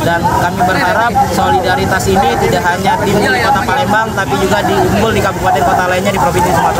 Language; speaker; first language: Indonesian; native; Indonesian